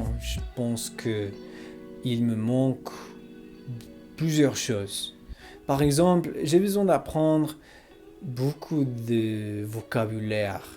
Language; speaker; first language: French; non-native, learner; English